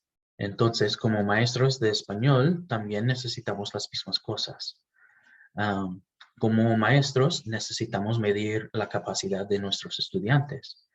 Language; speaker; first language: Spanish; non-native, fluent; English